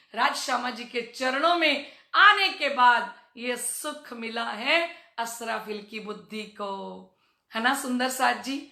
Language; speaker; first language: Hindi; native; Hindi